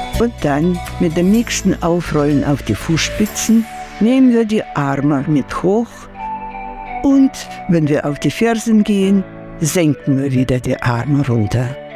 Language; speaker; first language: German; non-native, fluent; Russian